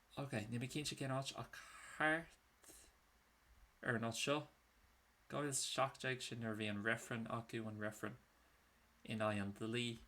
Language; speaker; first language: Irish; native; Irish